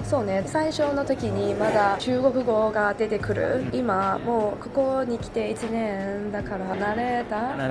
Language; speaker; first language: Japanese; non-native, learner; Chinese